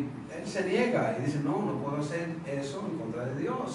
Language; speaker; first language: Spanish; native; Spanish